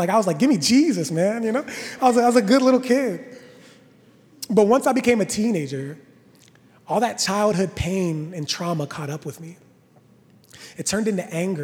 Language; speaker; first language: English; native; English